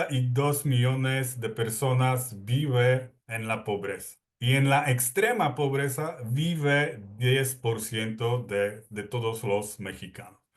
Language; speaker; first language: Spanish; non-native, fluent; Polish